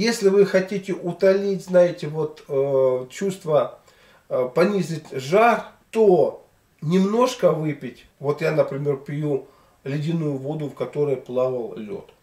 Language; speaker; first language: Russian; native; Russian